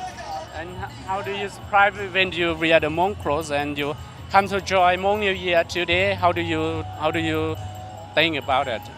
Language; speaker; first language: English; non-native, learner; Hmong